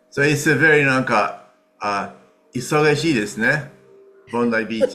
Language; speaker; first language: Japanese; non-native, fluent; English